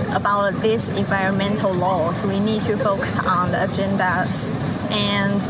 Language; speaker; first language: English; non-native, learner; Chinese